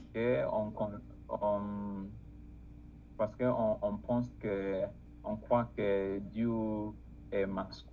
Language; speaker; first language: French; non-native, learner; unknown